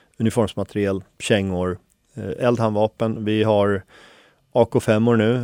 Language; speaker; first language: Swedish; early bilingual, other home language; Finnish